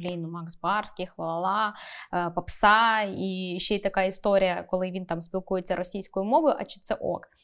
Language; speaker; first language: Ukrainian; native; Ukrainian